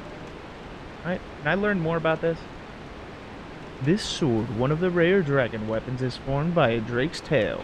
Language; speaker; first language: English; native; English